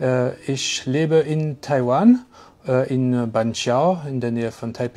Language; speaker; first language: German; non-native, fluent; French